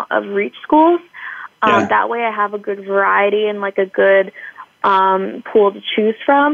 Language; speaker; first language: English; native; English